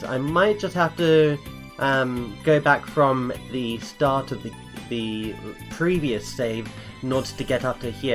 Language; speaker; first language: English; native; English